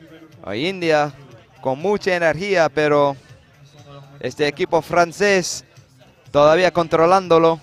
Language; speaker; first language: Spanish; non-native, fluent; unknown